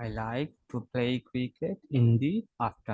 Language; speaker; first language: English; non-native, fluent; Bangla